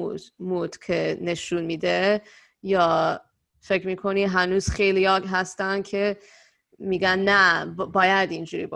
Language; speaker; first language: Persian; early bilingual, heritage; Persian